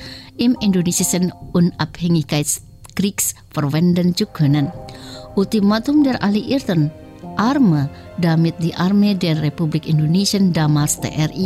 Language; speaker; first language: German; non-native, fluent; Indonesian